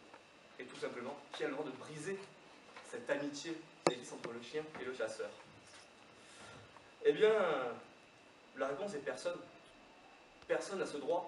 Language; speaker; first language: French; native; French